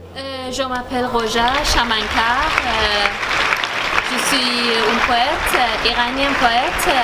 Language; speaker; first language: French; non-native, learner; Persian